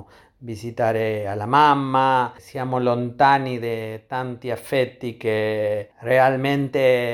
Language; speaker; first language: Italian; non-native, learner; Spanish